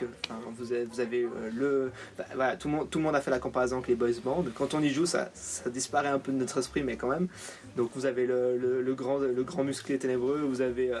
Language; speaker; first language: French; native; French